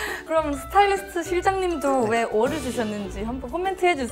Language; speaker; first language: Korean; non-native, fluent; Thai